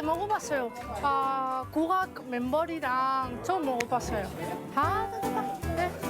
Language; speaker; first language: Korean; non-native, learner; Spanish